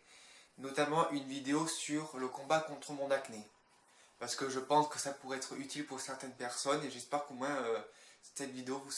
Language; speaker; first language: French; native; French